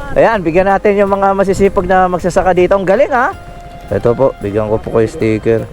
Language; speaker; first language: Filipino; native; Filipino